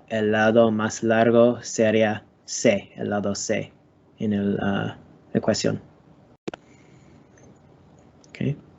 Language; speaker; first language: Spanish; non-native, learner; English